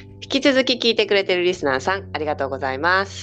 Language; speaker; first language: Japanese; native; Japanese